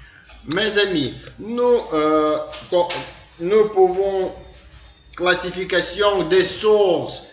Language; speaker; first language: French; non-native, learner; Ukrainian